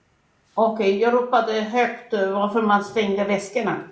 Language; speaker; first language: Swedish; non-native, learner; Arabic